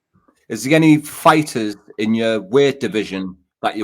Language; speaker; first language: English; native; English